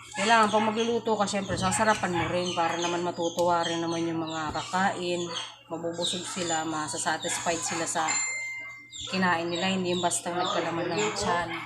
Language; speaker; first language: Filipino; non-native, local second language; Cebuano